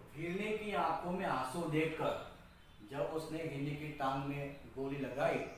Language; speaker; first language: Hindi; non-native, local second language; Gujarati